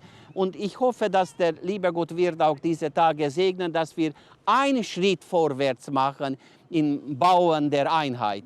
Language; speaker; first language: German; non-native, fluent; Romanian